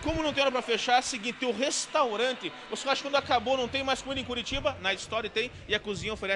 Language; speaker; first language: Portuguese; native; Portuguese